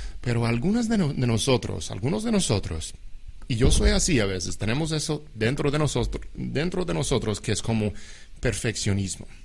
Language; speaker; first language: Spanish; non-native, fluent; English